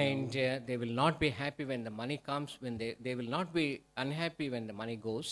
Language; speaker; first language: English; non-native, local second language; Telugu